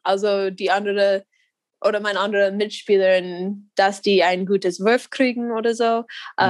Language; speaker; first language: German; non-native, learner; English